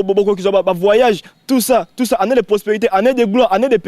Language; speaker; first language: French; non-native, local second language; Lingala